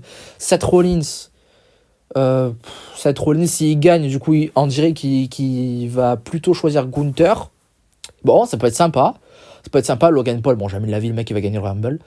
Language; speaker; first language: French; native; French